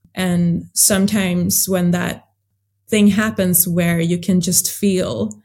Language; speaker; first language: English; early bilingual, other home language; Swedish